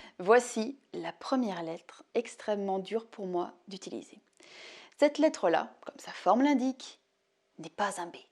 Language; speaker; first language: French; native; French